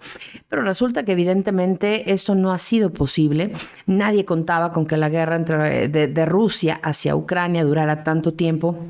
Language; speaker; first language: Spanish; native; Spanish